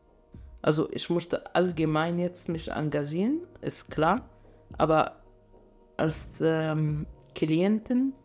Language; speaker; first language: German; non-native, fluent; Arabic